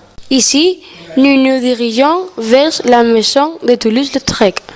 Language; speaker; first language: French; non-native, learner; Spanish